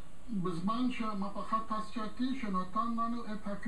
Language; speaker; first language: Hebrew; non-native, fluent; English